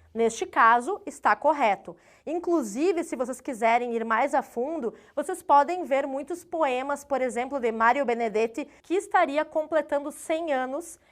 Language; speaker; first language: Portuguese; native; Portuguese